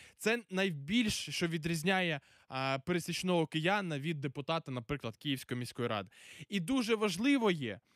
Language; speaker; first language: Ukrainian; native; Ukrainian